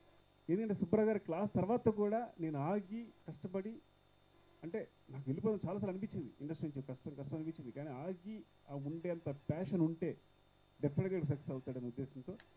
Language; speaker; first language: Telugu; native; Telugu